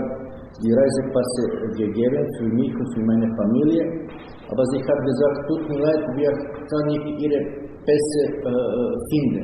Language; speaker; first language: German; non-native, learner; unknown